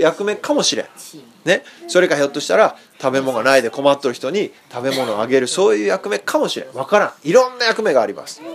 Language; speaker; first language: Japanese; native; Japanese